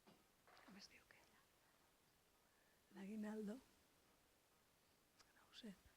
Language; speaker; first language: Catalan; native; Catalan